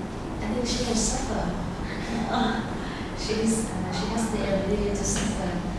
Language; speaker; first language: English; non-native, fluent; Vietnamese